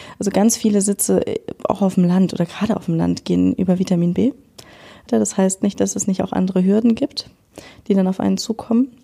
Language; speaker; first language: German; native; German